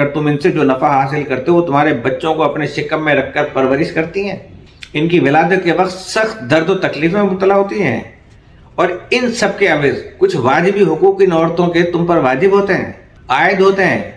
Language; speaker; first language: Urdu; native; Urdu